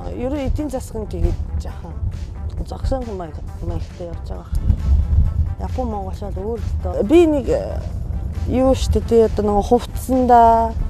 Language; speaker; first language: Mongolian; non-native, fluent; Japanese